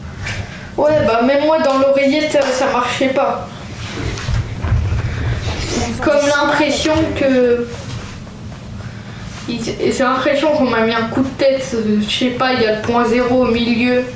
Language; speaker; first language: French; native; French